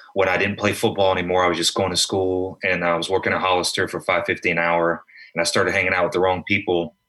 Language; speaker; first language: English; native; English